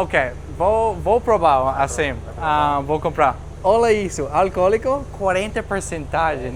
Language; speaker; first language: Portuguese; non-native, learner; English